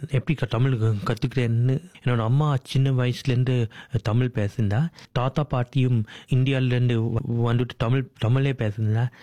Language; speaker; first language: Tamil; early bilingual, heritage; Tamil